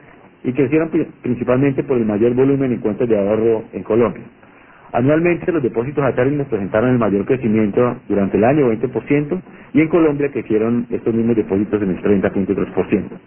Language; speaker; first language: Spanish; native; Spanish